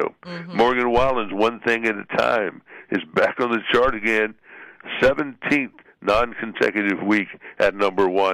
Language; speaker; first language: English; native; English